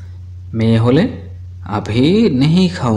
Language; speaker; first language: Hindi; non-native, fluent; Bangla